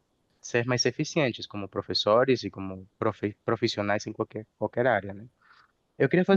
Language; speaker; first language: Portuguese; non-native, fluent; Spanish